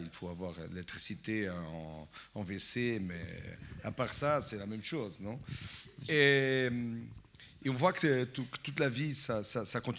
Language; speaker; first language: French; non-native, fluent; Portuguese